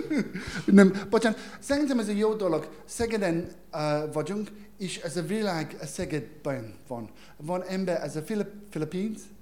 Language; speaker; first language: Hungarian; non-native, learner; English